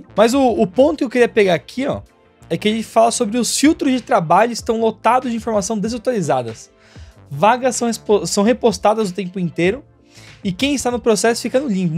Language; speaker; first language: Portuguese; native; Portuguese